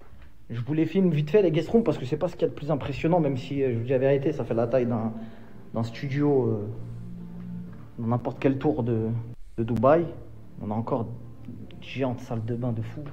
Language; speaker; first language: French; native; French